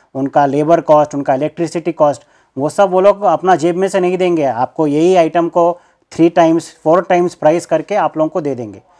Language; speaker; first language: Hindi; non-native, local second language; Telugu